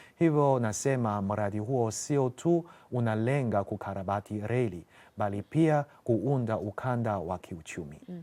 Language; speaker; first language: Swahili; non-native, fluent; Chinese